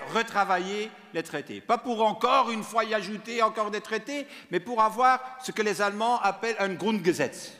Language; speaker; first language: French; non-native, local second language; Dutch